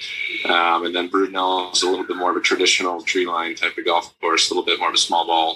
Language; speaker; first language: English; native; English